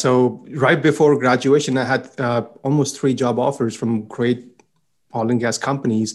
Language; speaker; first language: English; non-native, local second language; Punjabi